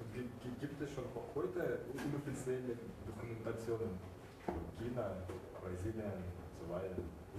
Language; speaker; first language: German; non-native, learner; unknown